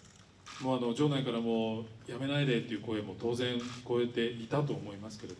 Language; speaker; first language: Japanese; native; Japanese